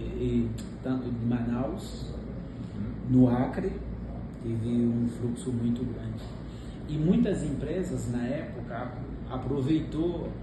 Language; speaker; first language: Portuguese; non-native, fluent; Haitian Creole